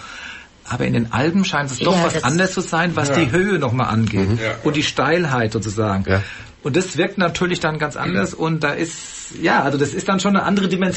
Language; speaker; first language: German; native; German